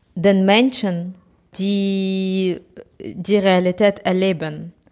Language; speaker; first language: German; non-native, fluent; Russian